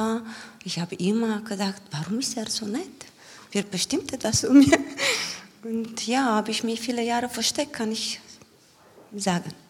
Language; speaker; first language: German; non-native, learner; Romanian